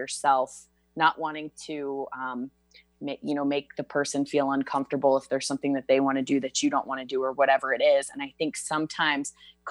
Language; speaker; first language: English; native; English